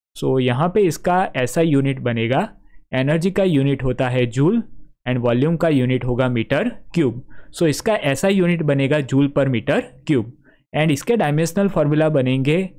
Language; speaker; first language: Hindi; non-native, local second language; Gujarati